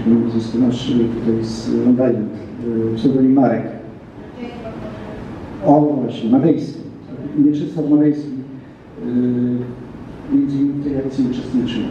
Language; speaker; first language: Polish; native; Polish